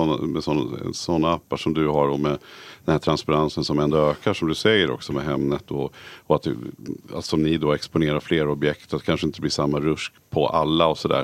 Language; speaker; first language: Swedish; native; Swedish